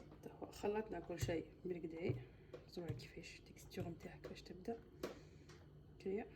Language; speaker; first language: Arabic; native; Arabic